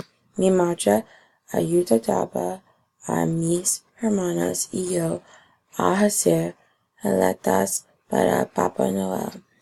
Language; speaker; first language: Spanish; non-native, learner; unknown